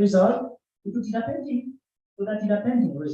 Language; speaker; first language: Indonesian; non-native, learner; German